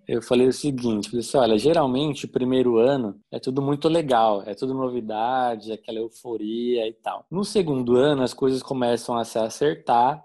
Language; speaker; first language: Portuguese; native; Portuguese